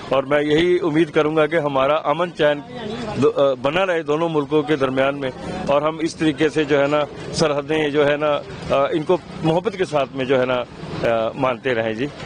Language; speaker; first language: Urdu; non-native, local second language; Punjabi